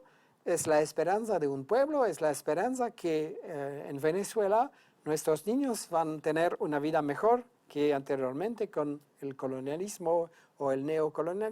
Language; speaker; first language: Spanish; non-native, fluent; French